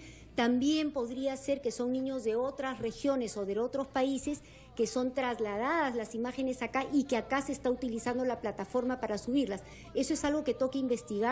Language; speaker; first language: Spanish; native; Spanish